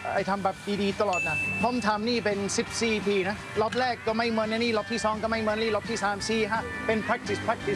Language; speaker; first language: Thai; non-native, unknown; English